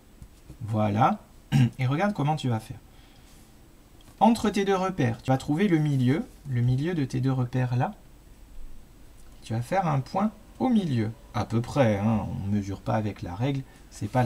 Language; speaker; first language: French; native; French